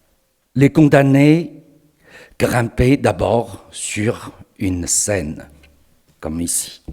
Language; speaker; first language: French; non-native, fluent; Chinese